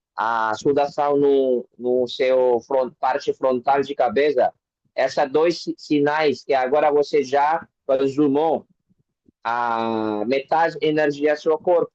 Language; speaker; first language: Portuguese; non-native, learner; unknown